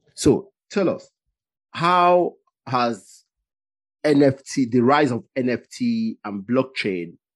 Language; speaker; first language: English; non-native, local second language; Igbo